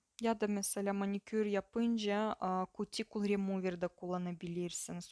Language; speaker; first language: Turkish; non-native, learner; Russian